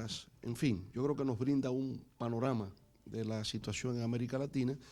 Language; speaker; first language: Spanish; native; Spanish